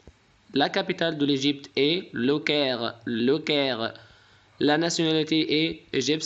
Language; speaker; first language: French; non-native, fluent; Arabic